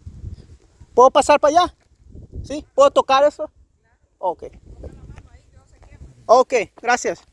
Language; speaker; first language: Spanish; non-native, learner; English